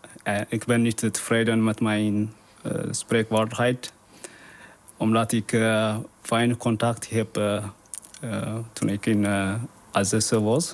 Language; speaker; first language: Dutch; non-native, learner; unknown